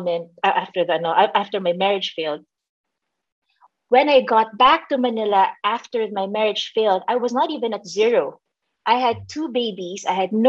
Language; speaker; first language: English; non-native, local second language; Filipino